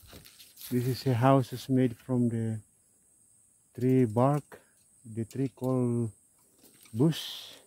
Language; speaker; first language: English; non-native, learner; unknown